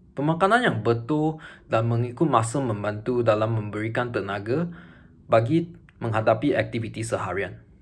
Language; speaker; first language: Malay; non-native, local second language; Chinese